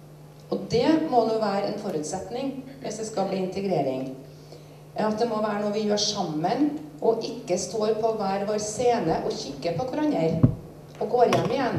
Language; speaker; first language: Norwegian; native; Norwegian